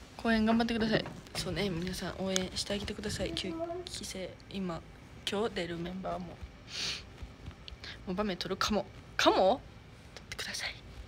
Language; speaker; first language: Japanese; native; Japanese